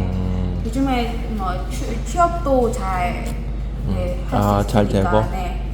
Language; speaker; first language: Korean; non-native, learner; Burmese